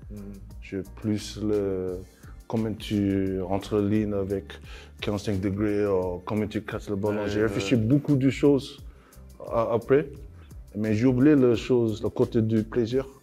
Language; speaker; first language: French; non-native, learner; English